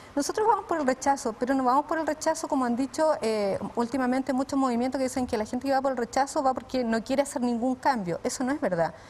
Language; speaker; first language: Spanish; native; Spanish